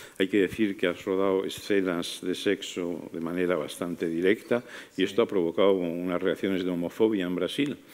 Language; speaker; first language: Spanish; native; Spanish